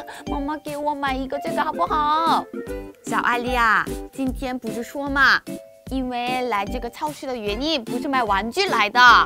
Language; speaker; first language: Chinese; non-native, fluent; Korean